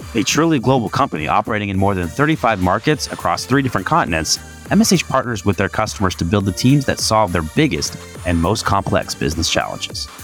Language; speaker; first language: English; native; English